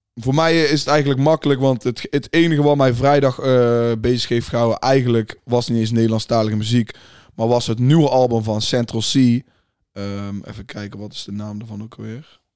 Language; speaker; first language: Dutch; native; Dutch